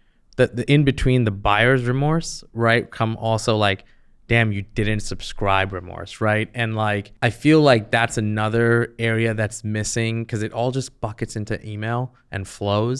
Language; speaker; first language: English; native; English